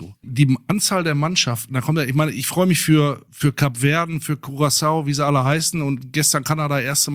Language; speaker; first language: German; native; German